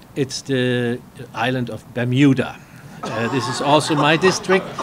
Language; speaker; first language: English; non-native, fluent; German